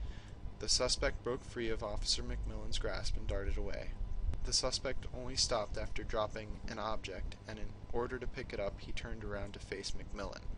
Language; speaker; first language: English; native; English